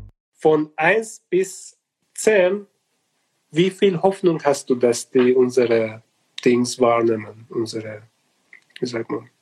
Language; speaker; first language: German; non-native, learner; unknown